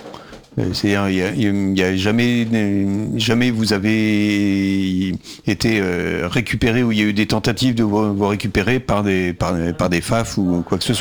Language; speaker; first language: French; native; French